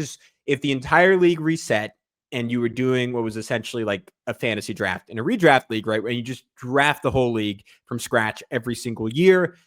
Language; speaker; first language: English; native; English